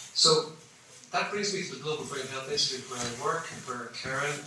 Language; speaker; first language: English; native; English